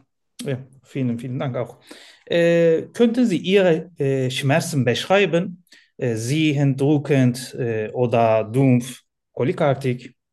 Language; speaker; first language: German; non-native, learner; Turkish